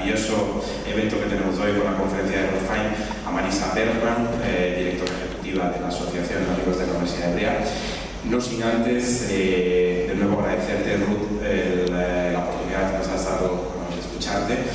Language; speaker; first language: Spanish; native; Spanish